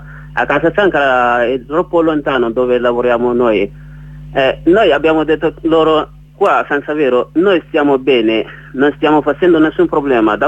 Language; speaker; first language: Italian; non-native, learner; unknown